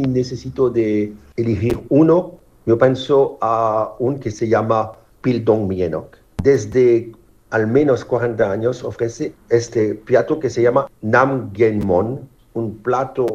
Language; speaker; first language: Spanish; non-native, fluent; French